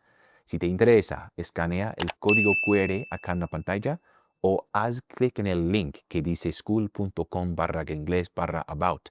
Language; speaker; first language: Spanish; non-native, fluent; English